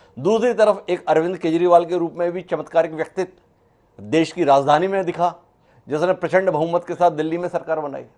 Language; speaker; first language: Hindi; native; Hindi